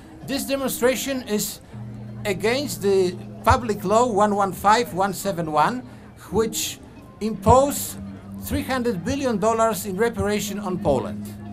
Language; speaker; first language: English; non-native, fluent; Polish